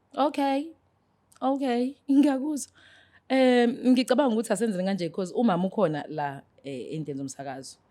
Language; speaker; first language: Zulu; native; Zulu